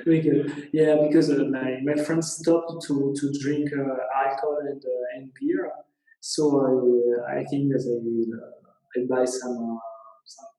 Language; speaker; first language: English; non-native, learner; Italian